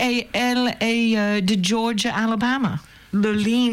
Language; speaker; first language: French; non-native, learner; English